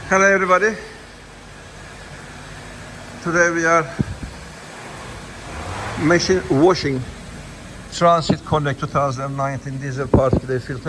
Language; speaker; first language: English; non-native, fluent; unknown